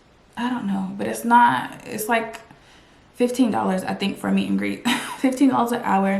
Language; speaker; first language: English; native; English